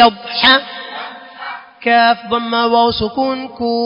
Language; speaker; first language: Arabic; non-native, learner; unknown